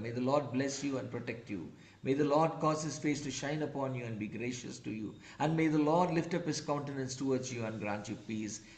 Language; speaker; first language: English; non-native, local second language; Tamil